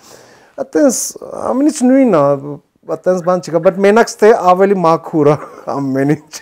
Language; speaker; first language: Armenian; non-native, learner; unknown